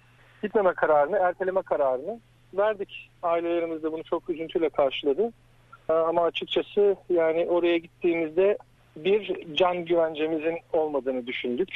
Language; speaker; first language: Turkish; native; Turkish